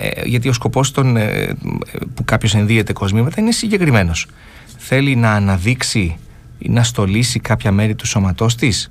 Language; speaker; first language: Greek; native; Greek